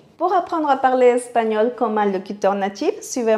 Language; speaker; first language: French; non-native, fluent; Spanish